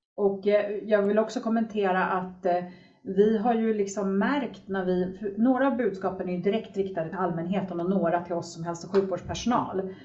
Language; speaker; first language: Swedish; native; Swedish